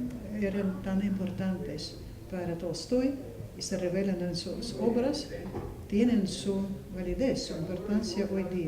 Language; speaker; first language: Spanish; non-native, fluent; Russian